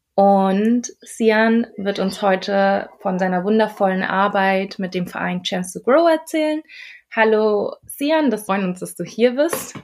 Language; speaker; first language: German; native; German